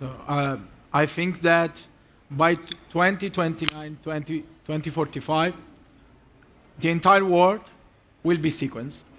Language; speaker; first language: English; non-native, fluent; Italian